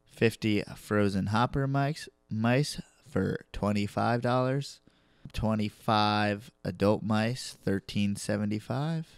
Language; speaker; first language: English; native; English